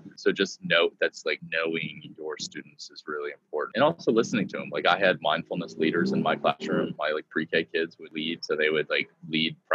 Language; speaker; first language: English; native; English